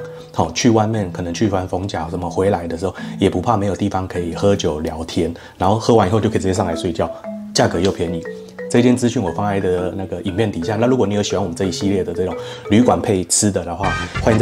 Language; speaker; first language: Chinese; native; Chinese